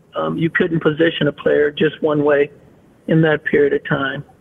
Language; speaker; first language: English; native; English